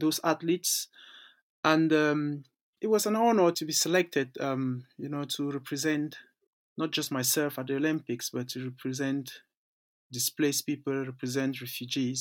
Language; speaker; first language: English; non-native, local second language; French